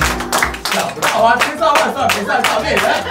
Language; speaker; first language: Chinese; native; Chinese